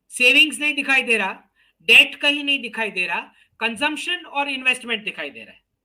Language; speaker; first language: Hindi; native; Hindi